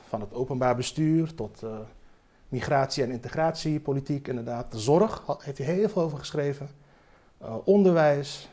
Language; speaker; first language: Dutch; early bilingual, other home language; Turkish